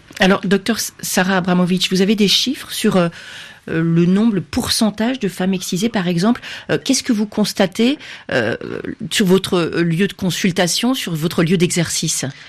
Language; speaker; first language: French; native; French